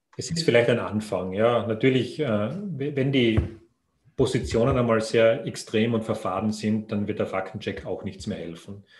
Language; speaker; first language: German; native; German